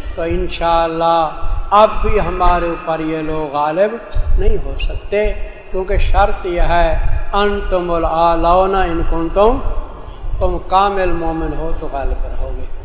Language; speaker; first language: Urdu; non-native, local second language; Saraiki